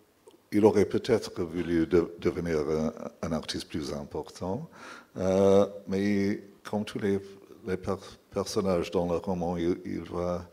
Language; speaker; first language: French; non-native, fluent; English